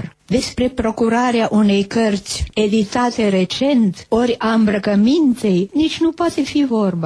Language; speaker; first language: Romanian; native; Romanian